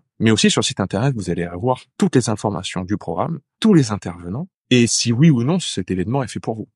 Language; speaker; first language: French; native; French